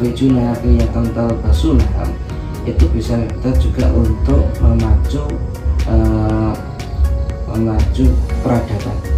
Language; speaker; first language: Indonesian; native; Indonesian